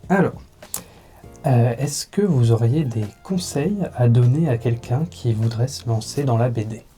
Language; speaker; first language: French; native; French